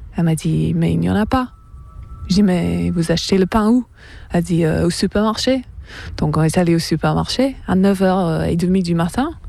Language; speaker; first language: French; non-native, fluent; English